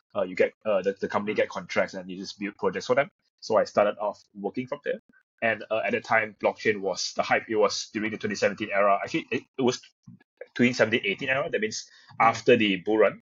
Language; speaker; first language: English; non-native, local second language; Chinese